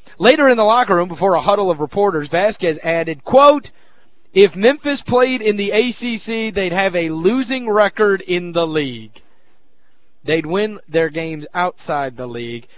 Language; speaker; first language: English; native; English